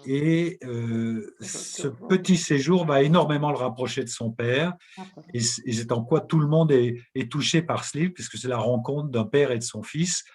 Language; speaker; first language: French; native; French